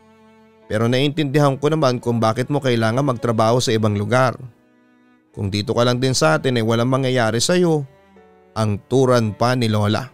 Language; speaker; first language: Filipino; native; Filipino